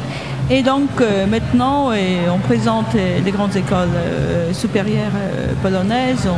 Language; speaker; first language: French; non-native, fluent; Polish